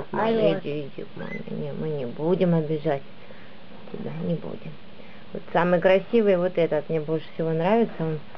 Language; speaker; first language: Russian; native; Russian